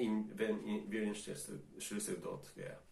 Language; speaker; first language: German; non-native, fluent; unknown